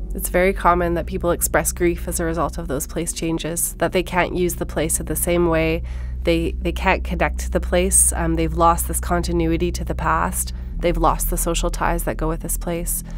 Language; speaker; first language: English; native; English